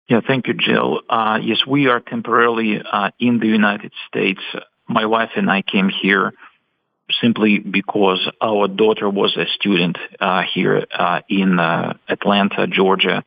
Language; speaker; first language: English; non-native, fluent; Russian